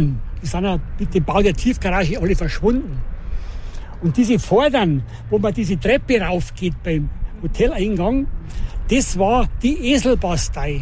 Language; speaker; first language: German; native; German